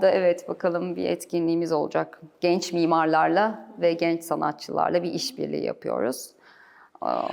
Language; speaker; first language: Turkish; native; Turkish